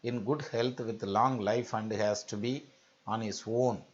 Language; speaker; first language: English; non-native, local second language; Tamil